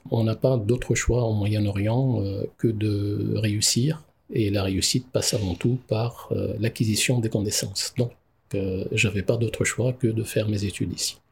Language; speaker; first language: French; non-native, local second language; Arabic